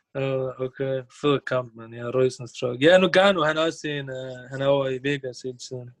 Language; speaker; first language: Danish; early bilingual, other home language; Bosnian